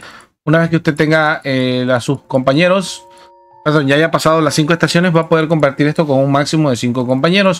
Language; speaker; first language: Spanish; native; Spanish